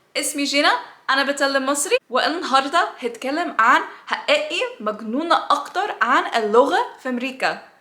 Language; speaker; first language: Egyptian Arabic; non-native, learner; English